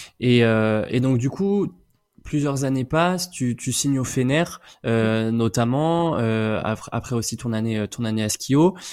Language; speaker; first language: French; native; French